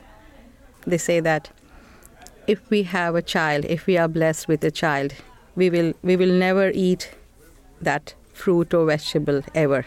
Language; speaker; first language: English; non-native, local second language; Hindi